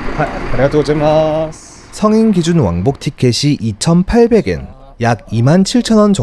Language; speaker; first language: Korean; native; Korean